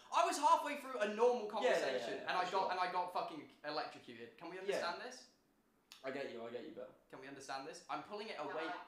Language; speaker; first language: English; native; English